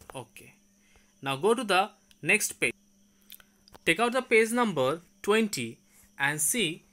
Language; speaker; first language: English; non-native, local second language; Bangla